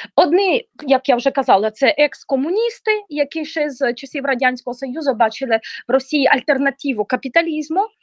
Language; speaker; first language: Ukrainian; non-native, local second language; Russian